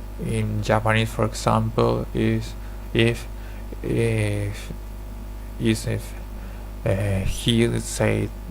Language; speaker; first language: English; non-native, learner; Spanish